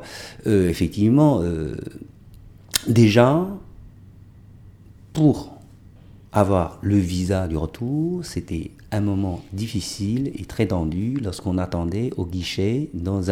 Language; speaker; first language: French; non-native, fluent; Chinese